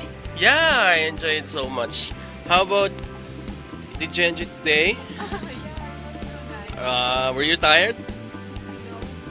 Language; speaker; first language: English; non-native, local second language; Filipino